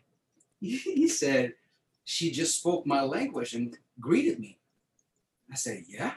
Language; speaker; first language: English; non-native, fluent; French